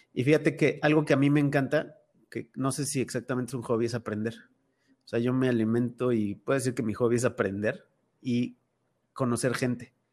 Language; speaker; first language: Spanish; native; Spanish